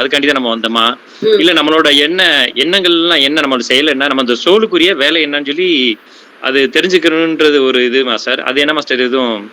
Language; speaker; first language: Tamil; native; Tamil